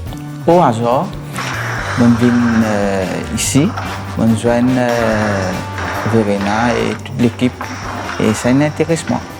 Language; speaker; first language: French; non-native, local second language; Morisyen